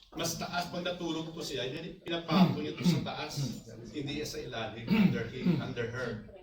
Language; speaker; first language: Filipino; non-native, local second language; Hiligaynon